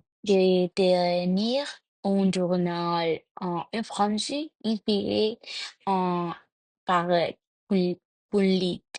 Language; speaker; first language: French; non-native, learner; Spanish